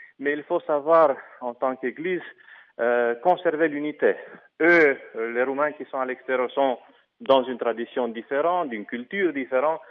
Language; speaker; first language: French; non-native, fluent; Romanian